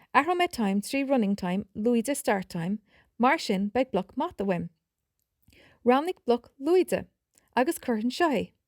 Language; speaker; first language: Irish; native; Irish